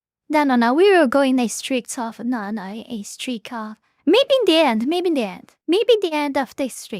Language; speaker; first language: English; non-native, fluent; Portuguese